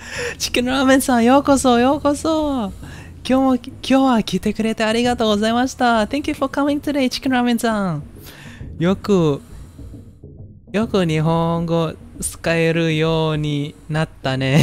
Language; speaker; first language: Japanese; non-native, learner; Indonesian